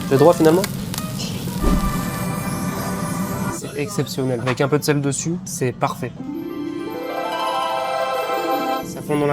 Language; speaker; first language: French; native; French